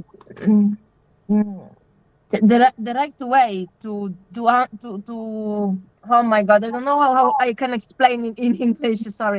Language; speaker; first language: English; non-native, learner; Italian